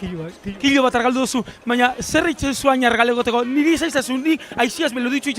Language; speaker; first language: Basque; native; Basque